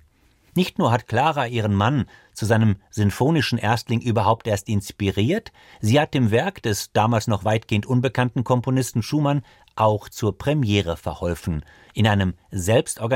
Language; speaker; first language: German; native; German